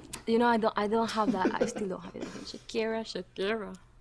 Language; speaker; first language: English; non-native, fluent; Catalan